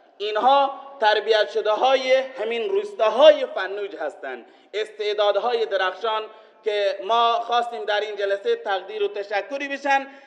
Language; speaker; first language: Persian; non-native, local second language; Baluchi